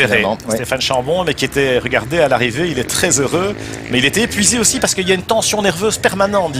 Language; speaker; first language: French; native; French